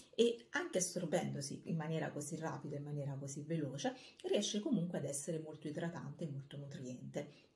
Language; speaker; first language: Italian; native; Italian